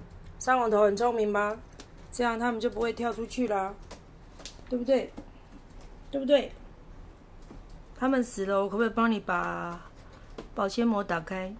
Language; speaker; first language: Chinese; native; Chinese